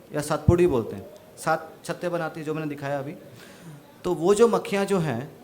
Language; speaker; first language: Hindi; non-native, local second language; Marathi